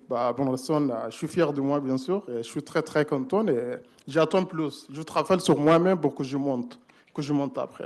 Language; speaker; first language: French; non-native, learner; Arabic